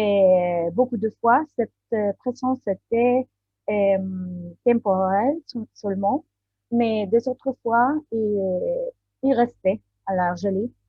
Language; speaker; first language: French; non-native, learner; Spanish